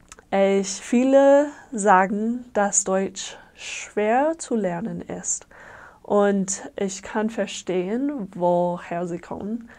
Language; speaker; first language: German; non-native, fluent; English